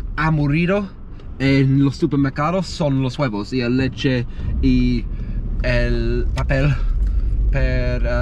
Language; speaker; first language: Spanish; non-native, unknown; English